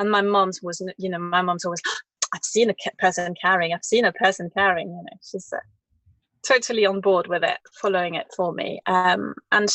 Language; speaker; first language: English; non-native, fluent; French